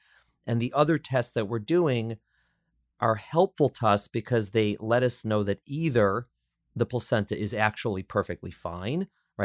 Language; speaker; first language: English; native; English